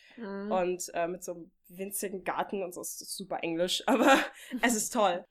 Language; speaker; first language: German; native; German